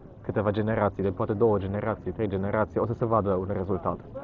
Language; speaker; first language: Romanian; non-native, fluent; German